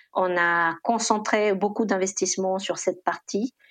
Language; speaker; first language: French; non-native, fluent; Spanish